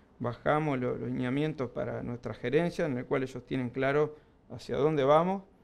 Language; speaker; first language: Spanish; native; Spanish